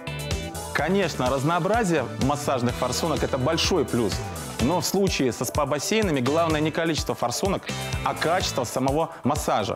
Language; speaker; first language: Russian; native; Russian